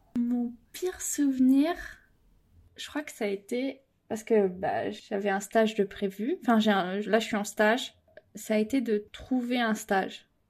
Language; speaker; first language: French; native; French